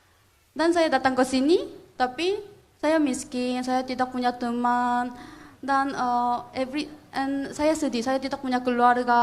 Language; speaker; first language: Indonesian; non-native, fluent; Korean